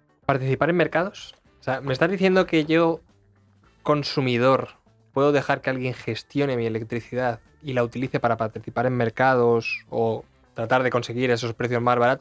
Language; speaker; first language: Spanish; native; Spanish